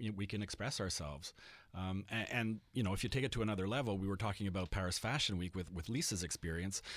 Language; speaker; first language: English; native; English